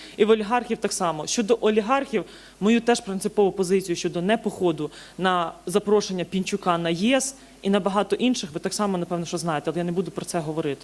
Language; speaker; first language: Ukrainian; native; Ukrainian